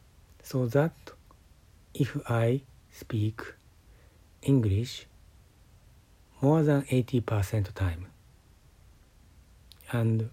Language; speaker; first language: English; non-native, learner; Japanese